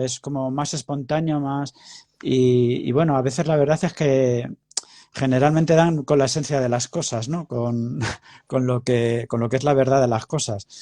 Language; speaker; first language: Spanish; native; Spanish